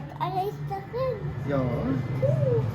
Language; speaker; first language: German; non-native, learner; Thai